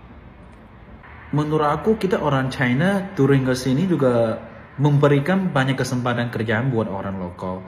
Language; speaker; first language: Indonesian; non-native, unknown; Chinese